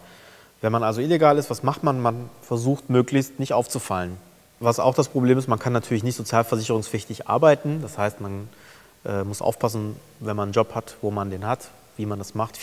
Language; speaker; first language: German; early bilingual, other home language; Turkish